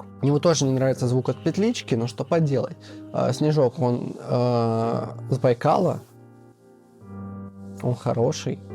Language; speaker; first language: Russian; native; Russian